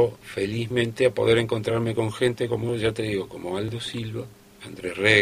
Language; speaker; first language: Spanish; native; Spanish